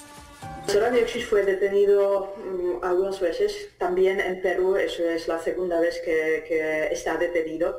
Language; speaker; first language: Spanish; non-native, fluent; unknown